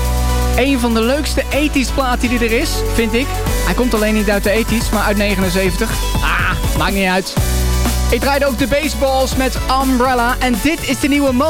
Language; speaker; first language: Dutch; native; Dutch